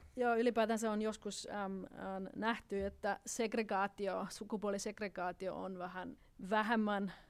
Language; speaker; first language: Finnish; non-native, fluent; German